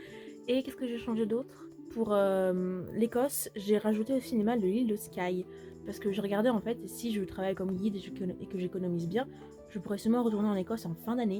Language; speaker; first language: French; native; French